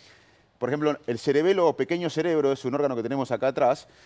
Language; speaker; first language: Spanish; native; Spanish